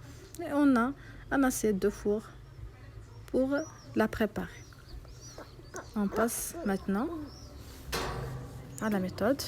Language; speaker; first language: French; non-native, local second language; Arabic